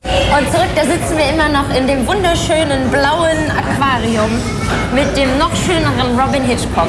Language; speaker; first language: German; native; German